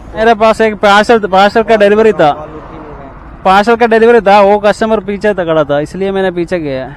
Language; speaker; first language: Hindi; non-native, local second language; Malayalam